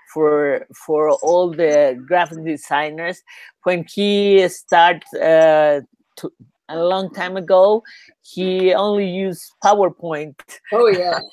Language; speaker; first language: English; non-native, learner; Spanish